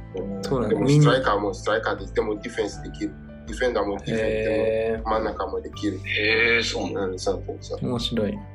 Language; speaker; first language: Japanese; non-native, learner; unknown